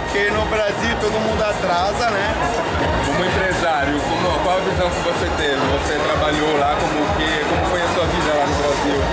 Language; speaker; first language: Portuguese; native; Portuguese